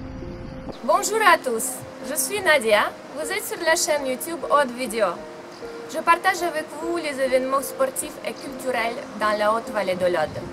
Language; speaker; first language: French; non-native, fluent; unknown